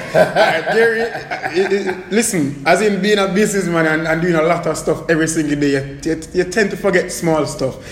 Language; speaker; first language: English; non-native, local second language; Jamaican Creole English